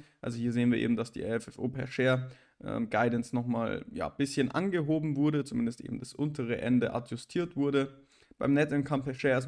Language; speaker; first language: German; native; German